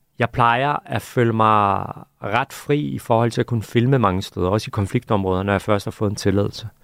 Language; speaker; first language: Danish; early bilingual, other home language; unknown